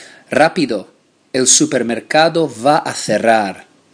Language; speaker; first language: Spanish; non-native, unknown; English